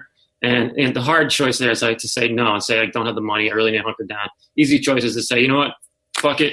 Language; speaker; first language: English; native; English